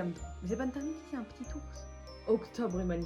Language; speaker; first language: French; native; French